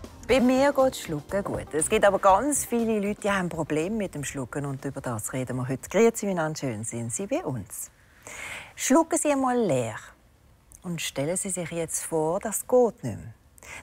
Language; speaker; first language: German; native; German